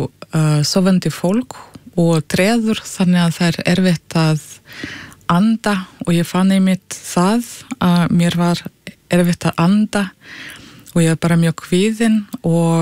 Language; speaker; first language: Icelandic; non-native, fluent; Russian